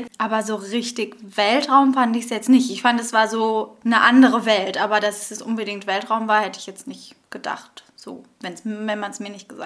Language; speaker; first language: German; native; German